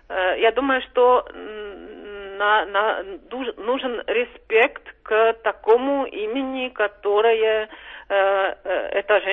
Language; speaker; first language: Russian; non-native, fluent; Czech